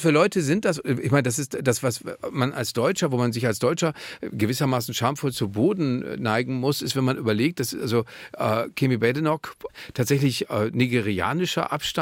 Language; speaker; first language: German; native; German